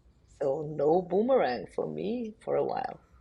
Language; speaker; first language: English; non-native, fluent; German